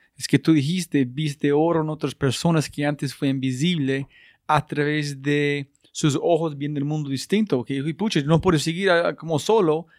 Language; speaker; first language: Spanish; non-native, learner; English